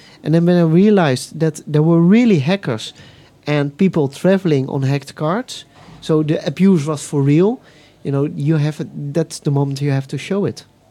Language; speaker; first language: English; non-native, fluent; Dutch